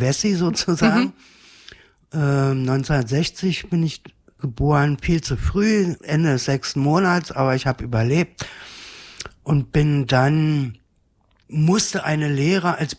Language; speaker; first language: German; native; German